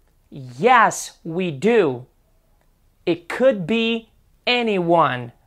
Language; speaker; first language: English; non-native, fluent; Portuguese